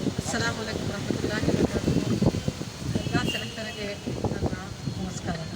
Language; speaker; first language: Kannada; non-native, local second language; Urdu